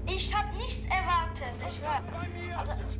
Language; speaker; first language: German; non-native, fluent; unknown